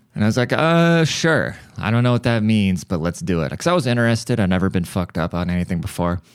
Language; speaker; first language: English; early bilingual, other home language; German